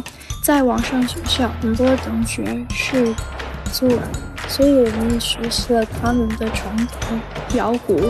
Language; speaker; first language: Chinese; non-native, learner; English